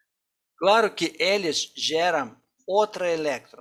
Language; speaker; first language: Portuguese; non-native, fluent; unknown